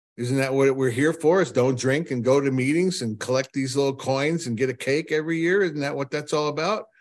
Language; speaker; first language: English; native; English